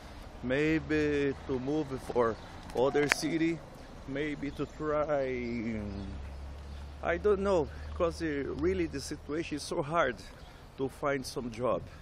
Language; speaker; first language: English; non-native, learner; Portuguese